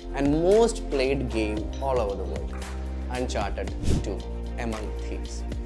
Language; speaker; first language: English; non-native, local second language; Malayalam